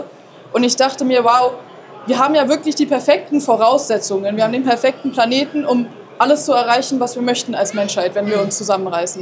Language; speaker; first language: German; native; German